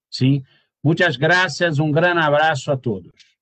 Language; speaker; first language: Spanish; non-native, learner; Portuguese